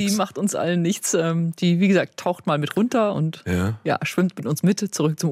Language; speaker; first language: German; native; German